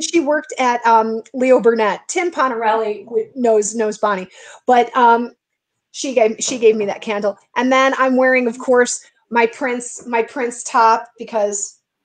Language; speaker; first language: English; native; English